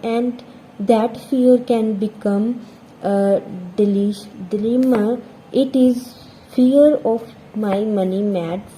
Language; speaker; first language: English; non-native, local second language; Punjabi